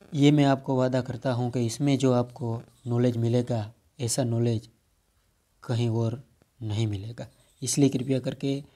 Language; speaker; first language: Hindi; non-native, local second language; Gujarati